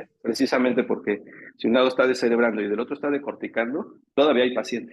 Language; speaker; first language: Spanish; native; Spanish